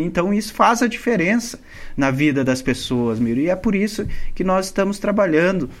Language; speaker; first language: Portuguese; native; Portuguese